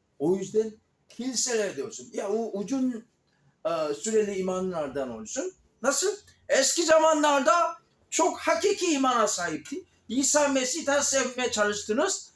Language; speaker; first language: Turkish; non-native, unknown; Korean